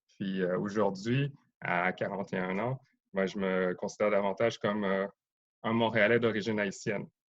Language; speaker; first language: French; native; French